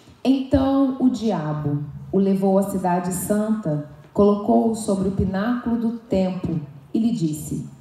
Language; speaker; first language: Portuguese; native; Portuguese